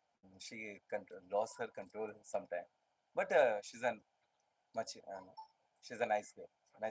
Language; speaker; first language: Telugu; non-native, learner; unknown